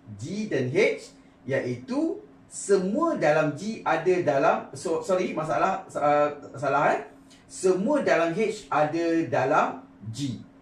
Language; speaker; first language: Malay; native; Malay